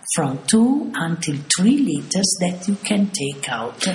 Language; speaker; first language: English; non-native, fluent; Italian